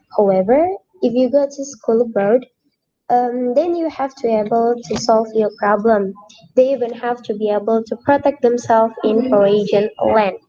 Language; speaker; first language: English; non-native, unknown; Indonesian